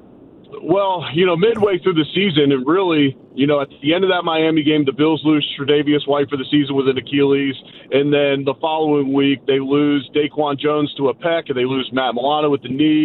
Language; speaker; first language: English; native; English